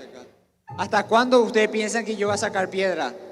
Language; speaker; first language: Spanish; native; Spanish